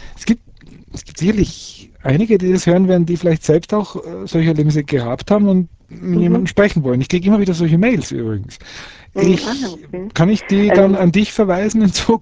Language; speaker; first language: German; early bilingual, other home language; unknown